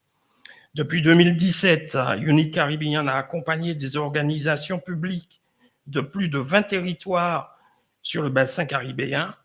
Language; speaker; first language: French; native; French